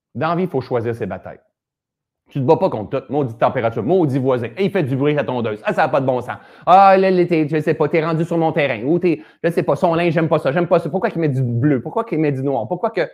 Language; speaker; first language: French; native; French